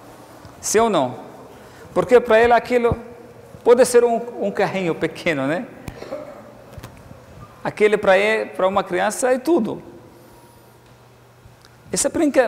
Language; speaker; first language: Portuguese; non-native, learner; Arabic